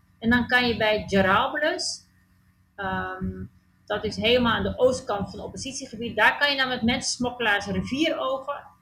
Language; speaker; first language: Dutch; native; Dutch